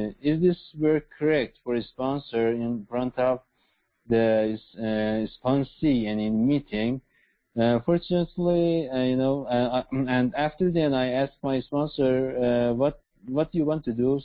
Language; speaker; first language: English; non-native, learner; Persian